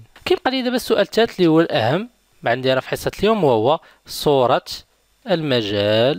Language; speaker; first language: Arabic; native; Arabic